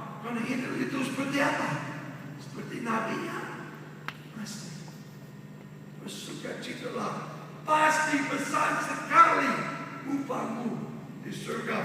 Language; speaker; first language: Indonesian; non-native, learner; English